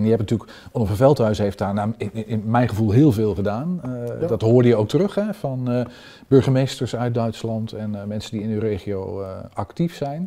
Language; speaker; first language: Dutch; native; Dutch